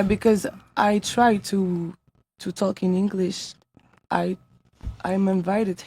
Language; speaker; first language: English; non-native, learner; French